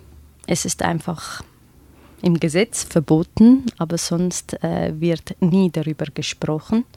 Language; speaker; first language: German; non-native, fluent; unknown